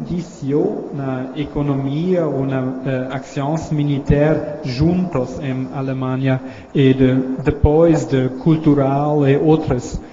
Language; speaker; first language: Portuguese; non-native, learner; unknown